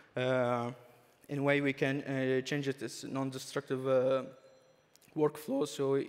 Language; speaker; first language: English; non-native, fluent; Arabic